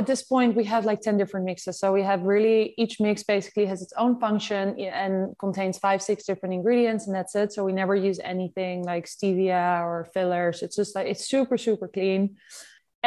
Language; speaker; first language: English; non-native, fluent; Dutch